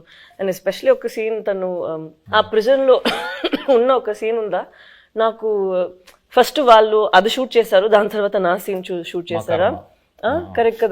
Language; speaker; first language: Telugu; non-native, fluent; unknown